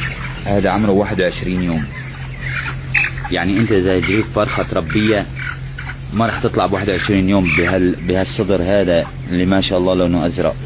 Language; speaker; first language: Arabic; native; Arabic